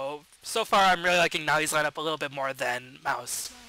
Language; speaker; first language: English; native; English